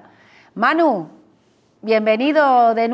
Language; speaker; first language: Spanish; native; Spanish